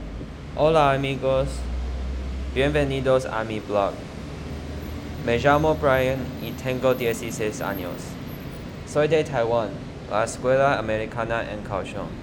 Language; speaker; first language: Spanish; non-native, learner; Chinese